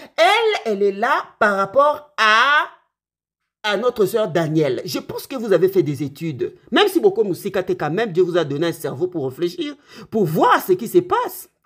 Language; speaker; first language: French; non-native, local second language; Lingala